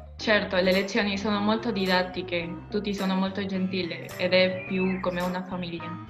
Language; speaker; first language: Italian; non-native, learner; Spanish